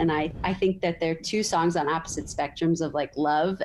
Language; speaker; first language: English; native; English